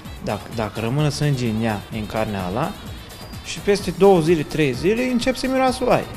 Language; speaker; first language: Romanian; non-native, learner; Turkish